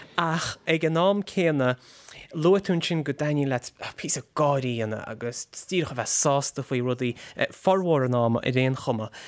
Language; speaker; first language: Irish; native; Irish